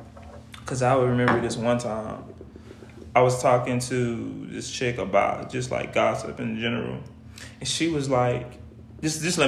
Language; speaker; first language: English; native; English